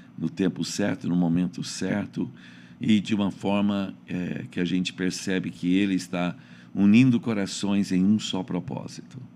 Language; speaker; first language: Portuguese; early bilingual, other home language; English